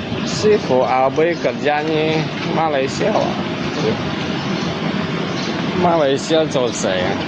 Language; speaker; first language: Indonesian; non-native, local second language; Hakka Chinese